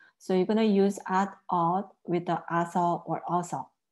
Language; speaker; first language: English; non-native, fluent; Korean